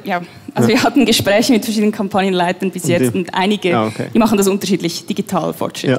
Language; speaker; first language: German; native; German